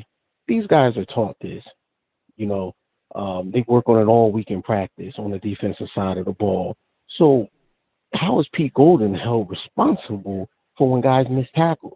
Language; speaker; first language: English; native; English